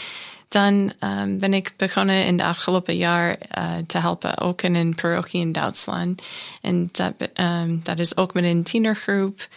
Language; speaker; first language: Dutch; non-native, learner; English